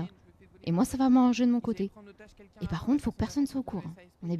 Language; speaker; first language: French; native; French